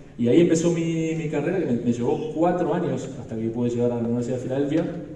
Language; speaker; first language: Spanish; native; Spanish